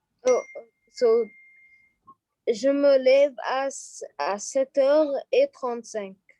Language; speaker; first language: French; non-native, learner; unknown